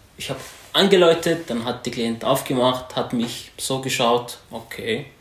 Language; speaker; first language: German; non-native, fluent; Arabic